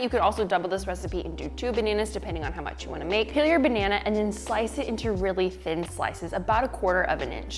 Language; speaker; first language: English; native; English